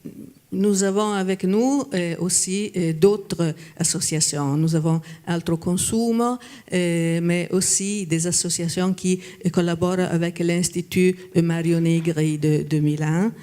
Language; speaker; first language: French; non-native, fluent; Italian